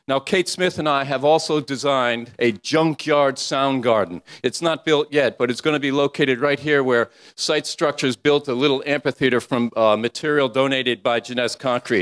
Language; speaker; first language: English; native; English